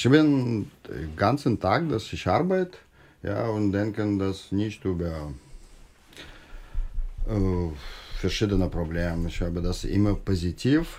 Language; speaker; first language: German; non-native, learner; Russian